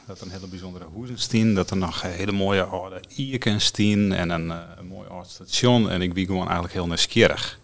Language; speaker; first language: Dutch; non-native, local second language; Western Frisian